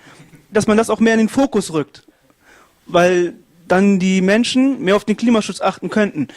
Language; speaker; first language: German; native; German